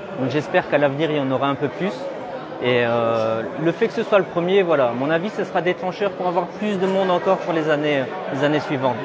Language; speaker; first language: French; native; French